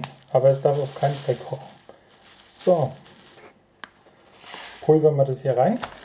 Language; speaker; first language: German; native; German